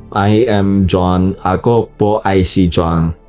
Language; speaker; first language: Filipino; non-native, learner; English